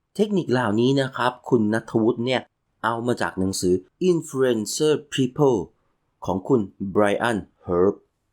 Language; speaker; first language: Thai; native; Thai